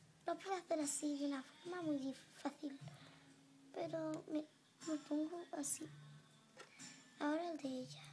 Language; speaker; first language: Spanish; native; Spanish